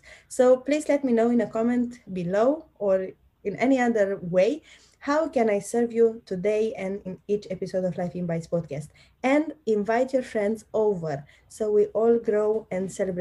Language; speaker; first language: English; non-native, fluent; Romanian